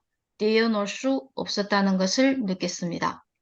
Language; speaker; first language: Korean; early bilingual, heritage; Korean